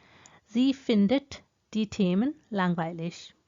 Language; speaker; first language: German; non-native, fluent; Hindi